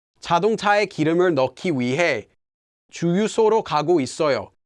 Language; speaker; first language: Korean; non-native, fluent; English